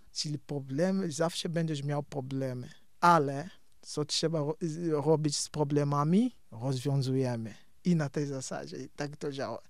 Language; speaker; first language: Polish; non-native, fluent; Kongo